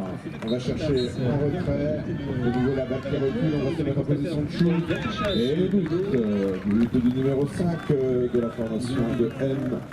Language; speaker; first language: French; native; French